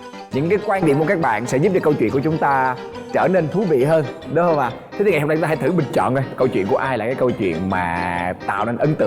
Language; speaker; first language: Vietnamese; native; Vietnamese